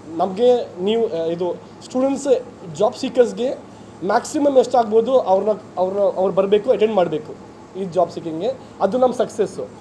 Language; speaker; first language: Kannada; non-native, local second language; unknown